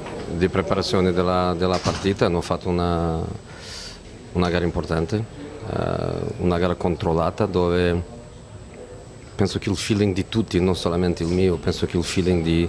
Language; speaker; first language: Italian; non-native, fluent; Portuguese